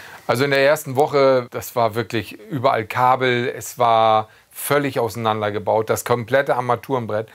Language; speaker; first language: German; native; German